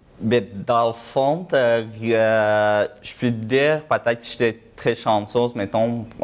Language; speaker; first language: French; non-native, fluent; Persian